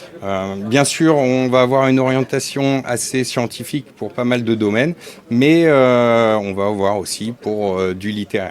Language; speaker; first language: French; native; French